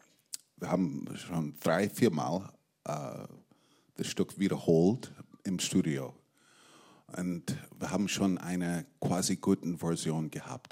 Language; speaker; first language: German; non-native, fluent; English